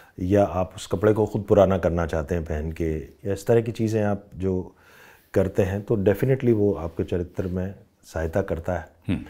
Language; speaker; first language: Hindi; non-native, local second language; Rajasthani